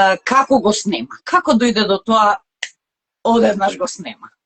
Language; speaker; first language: Macedonian; native; Macedonian